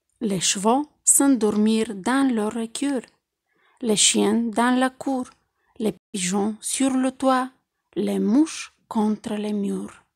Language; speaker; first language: French; non-native, fluent; Bulgarian